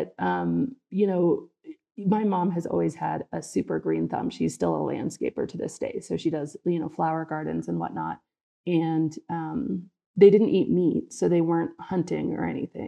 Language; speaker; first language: English; native; English